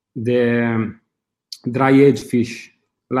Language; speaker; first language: English; non-native, learner; Italian